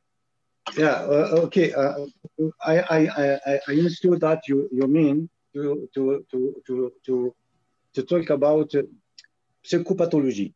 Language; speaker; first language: English; non-native, learner; French